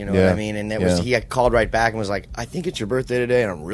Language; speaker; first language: English; native; English